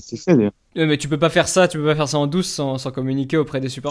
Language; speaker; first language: French; native; French